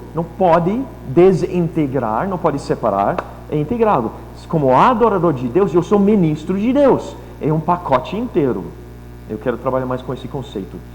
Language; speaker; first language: Portuguese; non-native, fluent; English